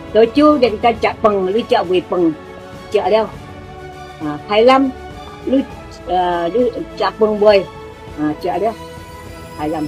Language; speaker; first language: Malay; non-native, local second language; Min Nan Chinese